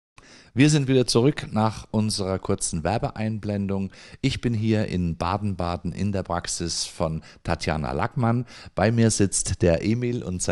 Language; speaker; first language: German; native; German